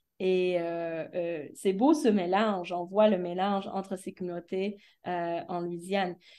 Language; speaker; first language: French; early bilingual, heritage; French